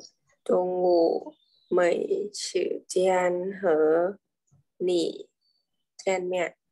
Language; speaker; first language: Chinese; non-native, learner; Thai